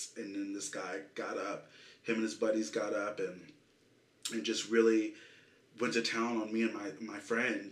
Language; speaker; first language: English; native; English